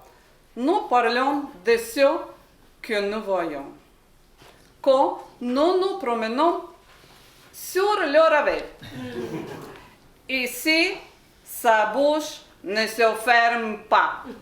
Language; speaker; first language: French; non-native, learner; Ukrainian